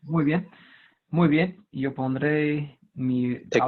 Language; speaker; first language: Spanish; non-native, fluent; English